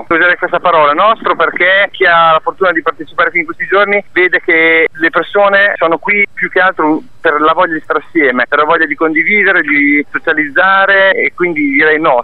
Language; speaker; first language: Italian; native; Italian